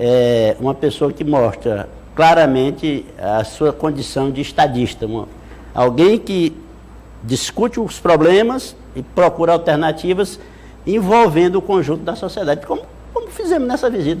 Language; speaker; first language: Portuguese; native; Portuguese